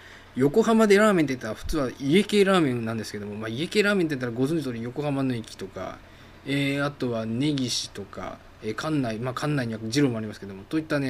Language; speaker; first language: Japanese; native; Japanese